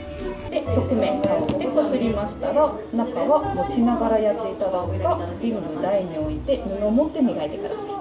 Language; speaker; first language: Japanese; native; Japanese